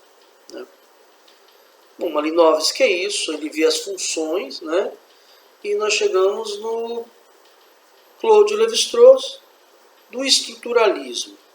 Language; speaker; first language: Portuguese; native; Portuguese